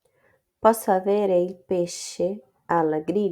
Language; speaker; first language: Italian; non-native, fluent; Portuguese